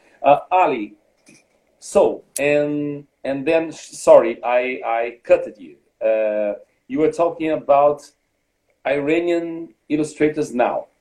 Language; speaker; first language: English; non-native, fluent; Portuguese